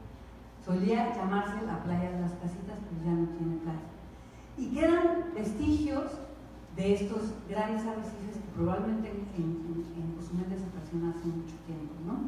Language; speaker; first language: Spanish; native; Spanish